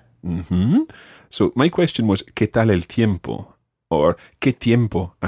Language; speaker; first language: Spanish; non-native, fluent; English